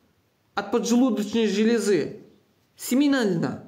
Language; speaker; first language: Russian; non-native, local second language; Uzbek